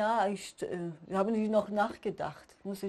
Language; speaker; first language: German; non-native, learner; Persian